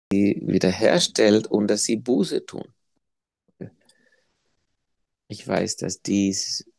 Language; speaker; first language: German; non-native, fluent; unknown